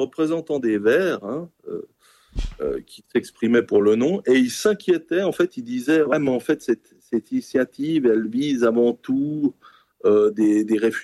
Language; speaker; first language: French; native; French